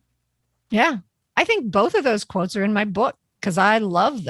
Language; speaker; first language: English; native; English